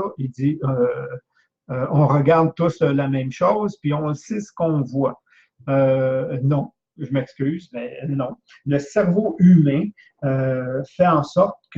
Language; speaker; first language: French; native; French